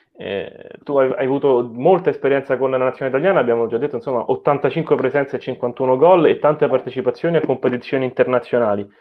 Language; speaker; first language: Italian; native; Italian